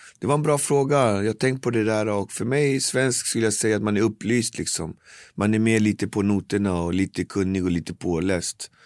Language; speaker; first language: Swedish; native; Swedish